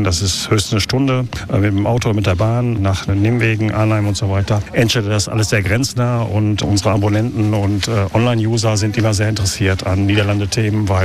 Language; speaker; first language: German; native; German